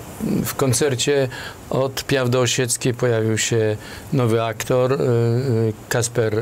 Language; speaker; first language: Polish; native; Polish